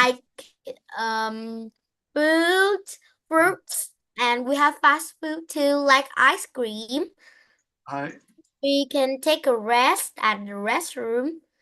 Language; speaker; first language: English; non-native, learner; Vietnamese